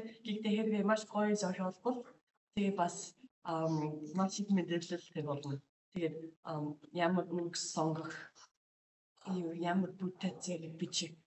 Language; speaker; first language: Mongolian; non-native, learner; English